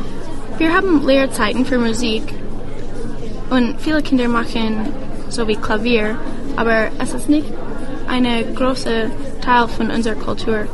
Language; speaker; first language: German; non-native, learner; English